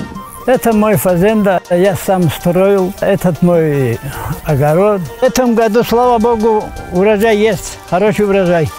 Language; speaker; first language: Russian; non-native, local second language; Avaric